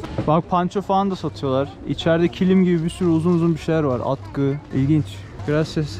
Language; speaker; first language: Turkish; native; Turkish